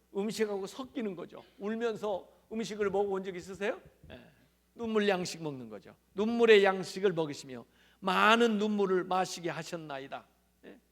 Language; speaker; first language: Korean; native; Korean